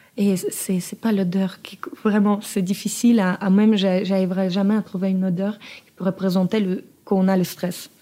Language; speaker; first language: French; non-native, fluent; Kazakh